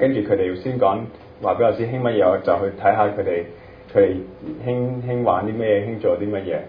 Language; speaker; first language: Cantonese; early bilingual, other home language; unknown